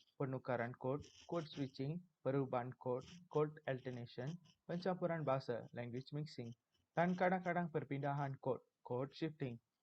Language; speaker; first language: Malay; non-native, local second language; Tamil